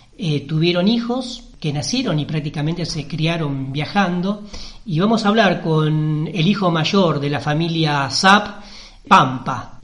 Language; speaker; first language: Spanish; native; Spanish